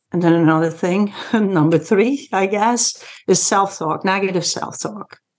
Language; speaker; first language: English; non-native, fluent; Dutch